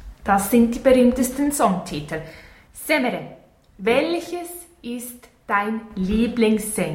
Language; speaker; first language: German; native; German